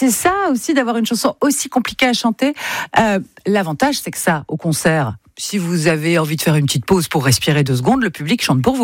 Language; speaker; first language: French; native; French